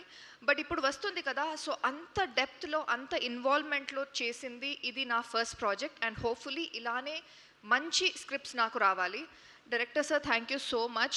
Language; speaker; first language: Telugu; non-native, fluent; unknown